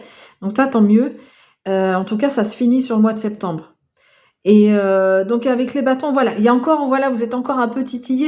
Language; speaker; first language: French; native; French